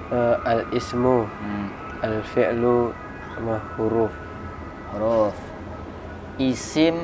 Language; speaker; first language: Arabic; non-native, learner; Indonesian